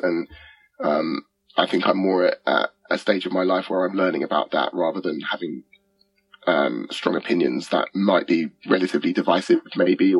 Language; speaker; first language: English; native; English